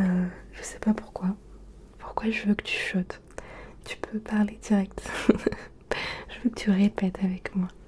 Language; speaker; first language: French; early bilingual, other home language; Turkish